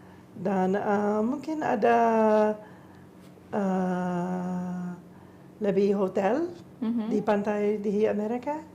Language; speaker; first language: Indonesian; non-native, learner; English